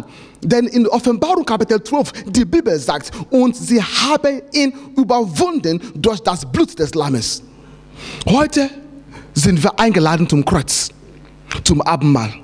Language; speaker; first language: German; non-native, fluent; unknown